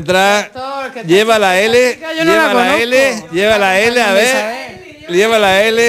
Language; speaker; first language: Spanish; native; Spanish